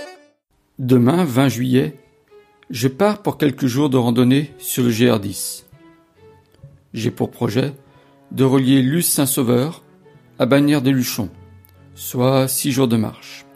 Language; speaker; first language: French; native; French